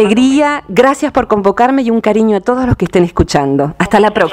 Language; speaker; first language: Spanish; native; Spanish